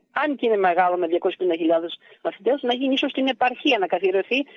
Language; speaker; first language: Greek; early bilingual, heritage; Greek